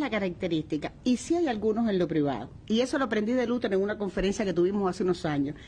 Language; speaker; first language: Spanish; native; Spanish